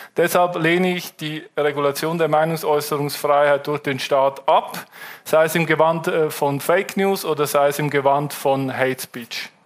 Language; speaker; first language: German; native; German